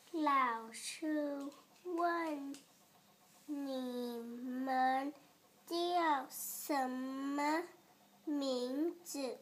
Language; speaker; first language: Chinese; non-native, learner; Thai